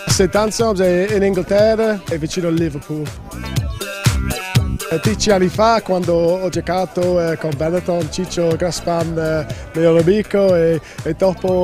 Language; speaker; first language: Italian; non-native, learner; English